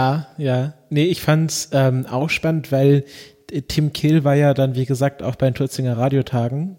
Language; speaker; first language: German; native; German